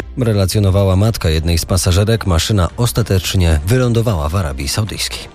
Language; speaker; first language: Polish; native; Polish